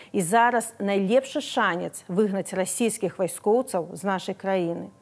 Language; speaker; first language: Belarusian; non-native, local second language; Russian